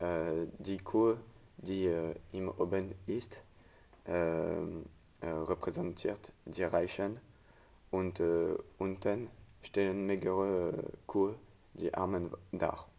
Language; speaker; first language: German; non-native, learner; French